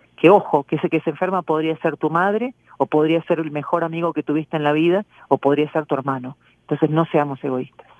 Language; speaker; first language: Spanish; native; Spanish